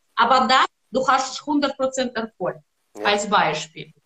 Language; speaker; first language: German; non-native, learner; Russian